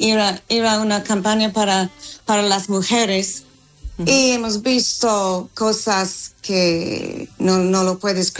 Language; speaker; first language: Spanish; non-native, fluent; English